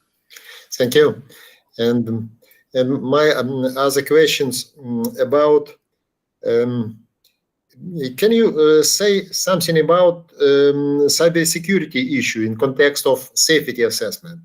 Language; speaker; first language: English; non-native, learner; Ukrainian